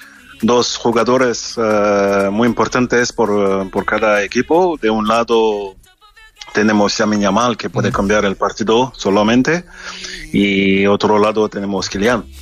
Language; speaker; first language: Spanish; non-native, fluent; French